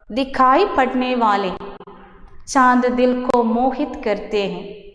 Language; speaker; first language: Hindi; non-native, local second language; Malayalam